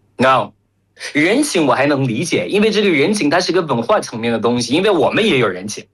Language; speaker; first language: Chinese; non-native, fluent; French